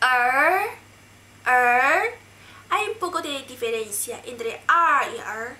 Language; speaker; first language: Spanish; non-native, learner; Chinese